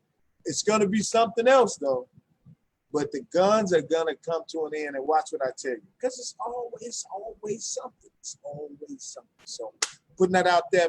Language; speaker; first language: English; native; English